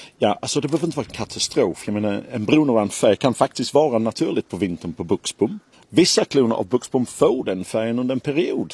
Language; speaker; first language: Swedish; non-native, fluent; English